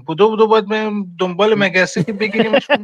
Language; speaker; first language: Persian; native; Persian